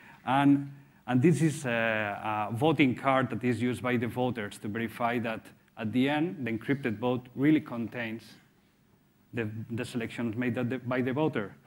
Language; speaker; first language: English; non-native, fluent; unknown